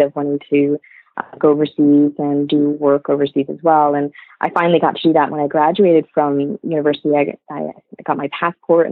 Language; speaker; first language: English; native; English